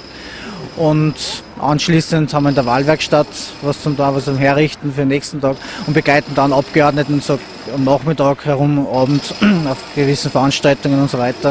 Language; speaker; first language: German; native; German